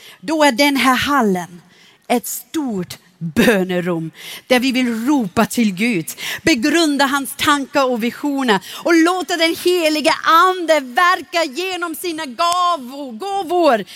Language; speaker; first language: Swedish; non-native, fluent; German